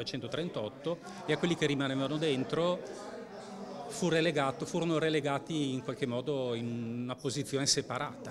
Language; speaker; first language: Italian; native; Italian